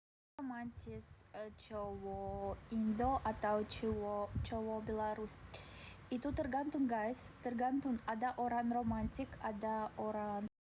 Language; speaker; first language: Indonesian; non-native, learner; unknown